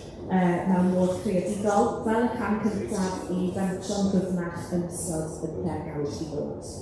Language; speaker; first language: Welsh; native; Welsh